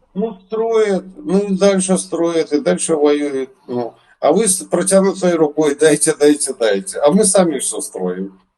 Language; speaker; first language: Russian; native; Russian